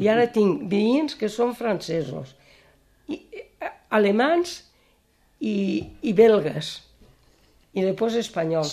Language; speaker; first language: Catalan; non-native, local second language; Spanish